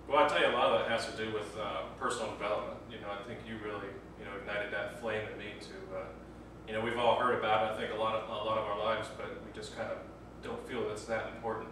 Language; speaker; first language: English; native; English